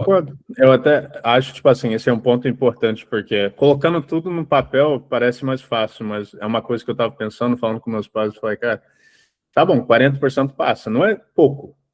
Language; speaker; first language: Portuguese; early bilingual, heritage; English